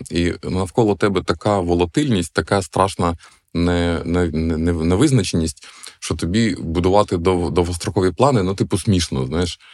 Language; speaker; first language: Ukrainian; non-native, local second language; Russian